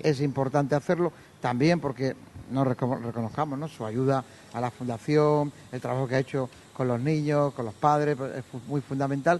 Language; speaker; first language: Spanish; native; Spanish